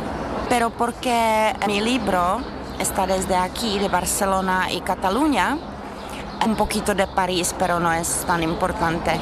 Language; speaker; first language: Spanish; non-native, fluent; Czech